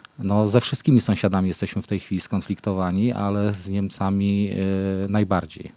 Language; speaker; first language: Polish; native; Polish